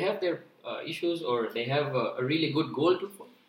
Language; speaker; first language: English; non-native, local second language; Gujarati